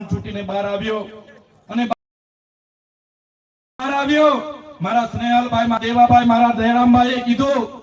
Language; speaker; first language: Gujarati; non-native, local second language; Vasavi